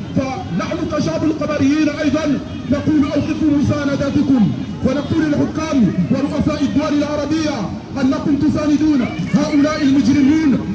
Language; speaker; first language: Arabic; non-native, fluent; Comorian